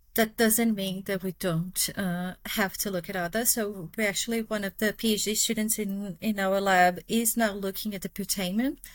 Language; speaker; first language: English; non-native, fluent; Portuguese